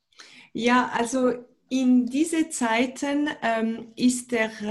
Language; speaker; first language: German; non-native, fluent; French